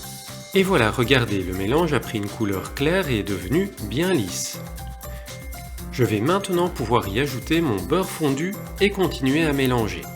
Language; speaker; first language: French; native; French